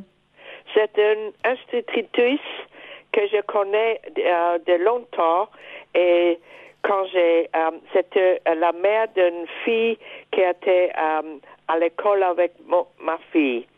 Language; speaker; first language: French; non-native, fluent; German